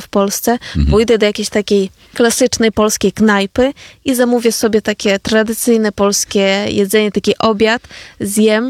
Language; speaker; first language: Polish; non-native, fluent; Ukrainian